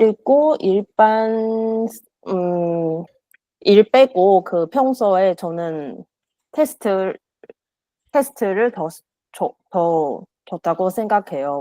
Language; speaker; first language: Korean; non-native, learner; Chinese